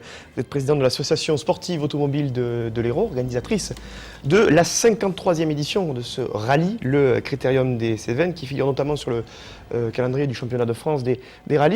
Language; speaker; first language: French; native; French